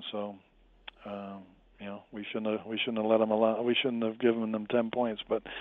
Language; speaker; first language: English; native; English